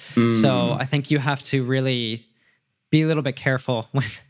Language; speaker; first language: English; native; English